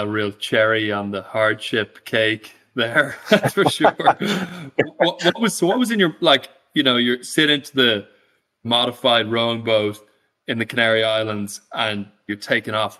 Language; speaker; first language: English; native; English